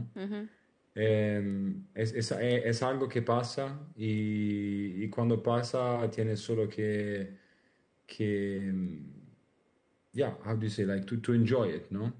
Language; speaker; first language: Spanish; non-native, learner; Italian